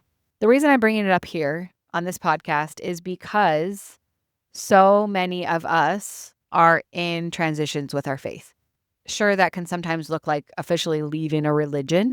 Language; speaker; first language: English; native; English